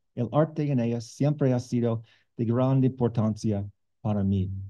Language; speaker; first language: Spanish; non-native, learner; English